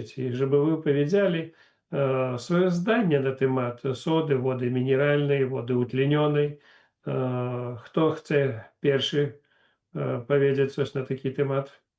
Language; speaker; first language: Polish; non-native, learner; Russian